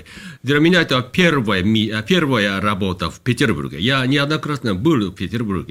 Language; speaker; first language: Russian; non-native, fluent; Japanese